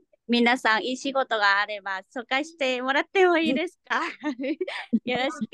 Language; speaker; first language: Japanese; non-native, learner; Vietnamese